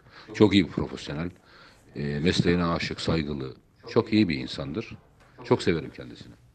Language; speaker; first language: Turkish; native; Turkish